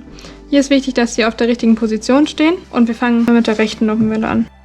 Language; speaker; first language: German; native; German